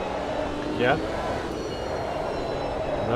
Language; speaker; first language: English; non-native, learner; Spanish